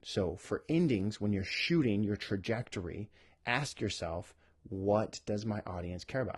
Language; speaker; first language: English; native; English